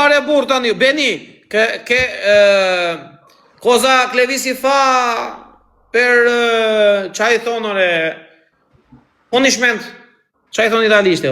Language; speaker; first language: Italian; non-native, learner; Albanian